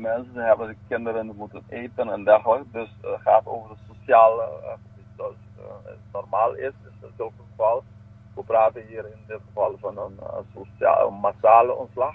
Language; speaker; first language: Dutch; non-native, local second language; Papiamento